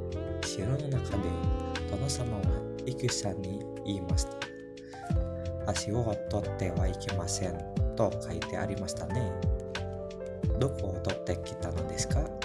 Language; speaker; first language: Japanese; non-native, learner; Indonesian